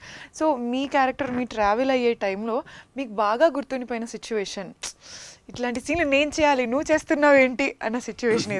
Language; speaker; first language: Telugu; native; Telugu